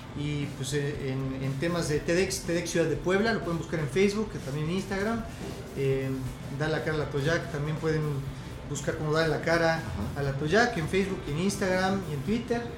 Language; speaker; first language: Spanish; early bilingual, other home language; English